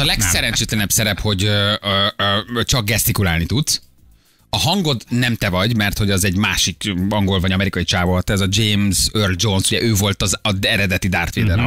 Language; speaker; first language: Hungarian; native; Hungarian